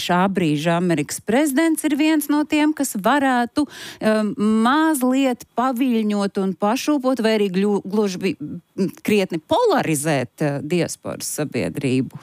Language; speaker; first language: Latvian; native; Latvian